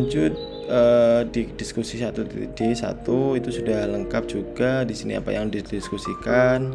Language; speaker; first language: Indonesian; native; Indonesian